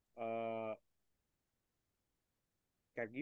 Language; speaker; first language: English; non-native, learner; Indonesian